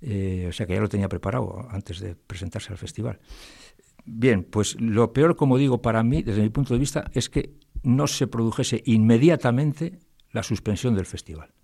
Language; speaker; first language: Spanish; native; Spanish